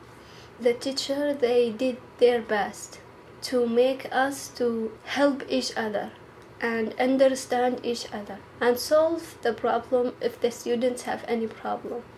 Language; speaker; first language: English; non-native, learner; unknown